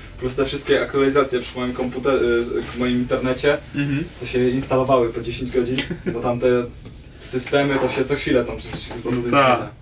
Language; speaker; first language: Polish; native; Polish